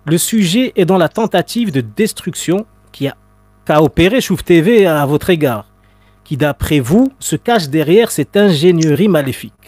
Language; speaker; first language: French; non-native, local second language; Arabic